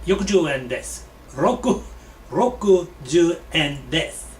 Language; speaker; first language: Japanese; non-native, learner; English